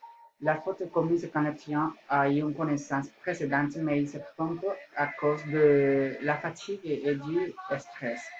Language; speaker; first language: French; non-native, learner; Spanish